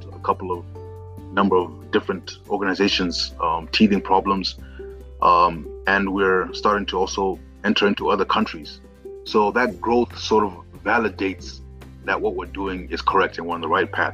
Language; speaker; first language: English; non-native, local second language; Shona